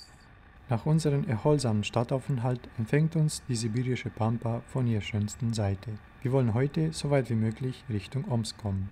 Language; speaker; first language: German; native; German